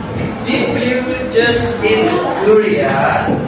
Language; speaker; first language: English; non-native, local second language; Javanese